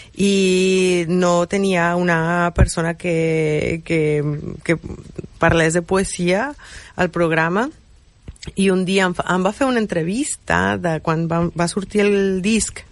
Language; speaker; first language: Catalan; non-native, fluent; Spanish